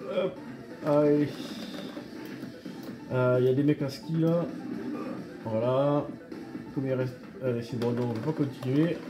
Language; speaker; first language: French; native; French